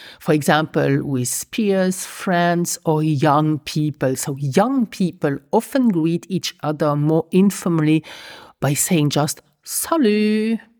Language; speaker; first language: English; non-native, fluent; Luxembourgish